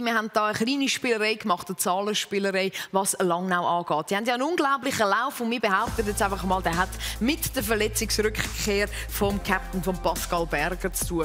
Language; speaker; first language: German; native; German